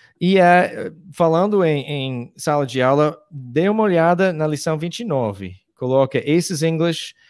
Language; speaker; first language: Portuguese; non-native, fluent; English